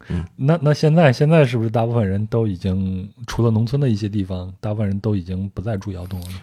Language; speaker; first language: Chinese; native; Chinese